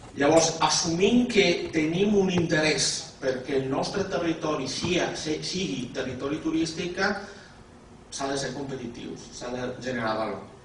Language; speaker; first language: Catalan; non-native, fluent; Italian